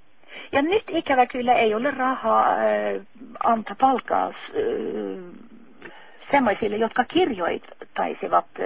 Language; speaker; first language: Finnish; non-native, fluent; Norwegian